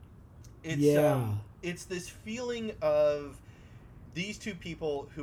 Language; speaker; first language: English; native; English